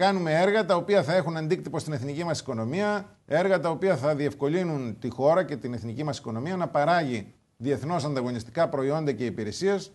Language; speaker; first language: Greek; native; Greek